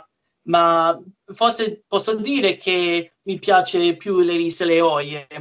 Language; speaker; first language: Italian; early bilingual, heritage; English